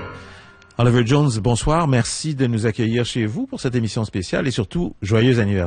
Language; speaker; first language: French; native; French